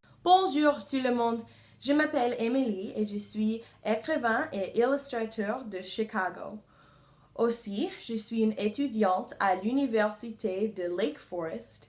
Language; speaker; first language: French; non-native, learner; English